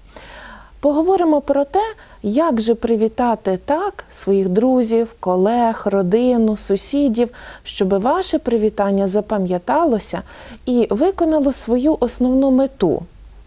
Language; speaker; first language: Ukrainian; native; Ukrainian